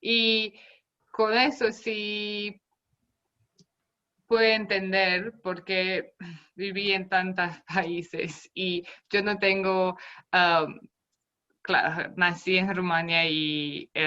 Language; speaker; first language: Spanish; non-native, fluent; Romanian